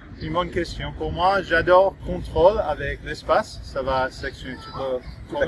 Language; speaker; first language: French; non-native, fluent; English